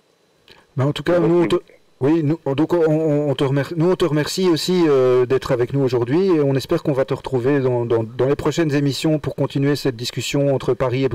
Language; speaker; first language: French; native; French